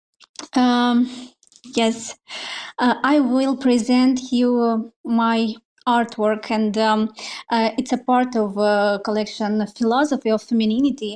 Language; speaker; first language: English; non-native, fluent; Romanian